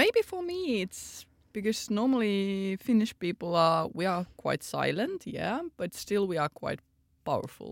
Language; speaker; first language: English; non-native, fluent; Finnish